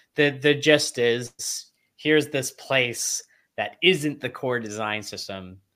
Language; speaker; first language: English; native; English